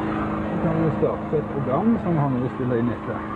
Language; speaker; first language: Norwegian; native; Norwegian